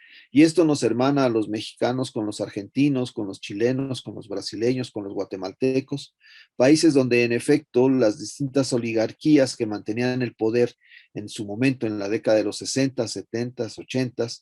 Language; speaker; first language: Spanish; native; Spanish